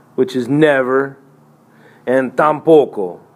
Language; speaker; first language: English; native; English